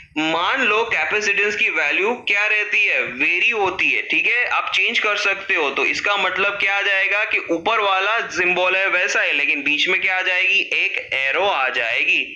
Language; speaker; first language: Hindi; non-native, local second language; Gujarati